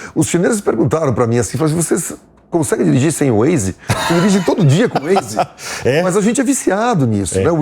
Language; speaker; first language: Portuguese; native; Portuguese